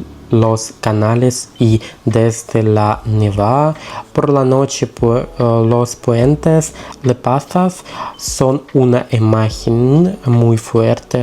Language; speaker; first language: Spanish; non-native, learner; Russian